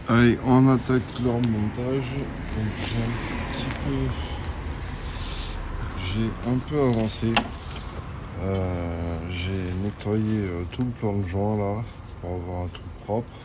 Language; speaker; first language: French; native; French